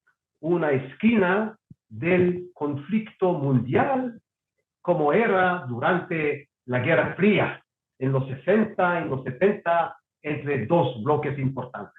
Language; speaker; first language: Spanish; non-native, fluent; Hebrew